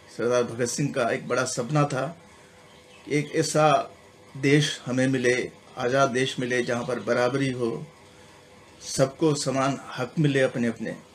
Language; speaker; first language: Hindi; non-native, local second language; Sindhi